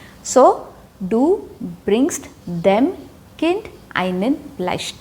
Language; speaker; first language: German; non-native, fluent; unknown